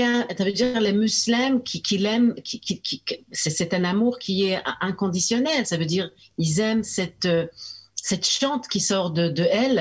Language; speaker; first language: French; early bilingual, heritage; French